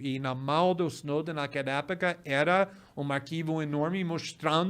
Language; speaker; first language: Portuguese; non-native, fluent; English